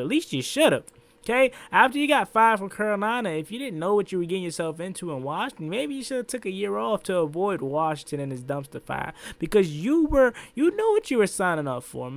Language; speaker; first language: English; native; English